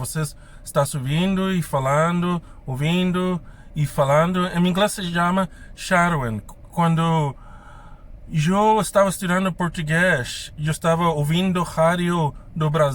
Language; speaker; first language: Portuguese; non-native, fluent; English